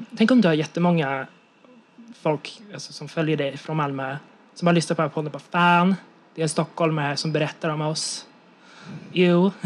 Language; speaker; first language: Swedish; native; Swedish